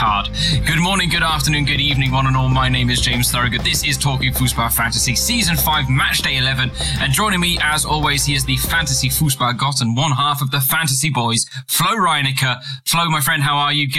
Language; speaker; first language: English; native; English